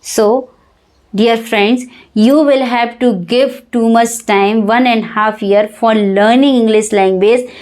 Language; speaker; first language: English; non-native, learner; Hindi